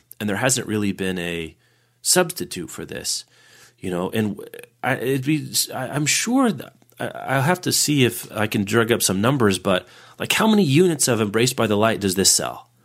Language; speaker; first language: English; native; English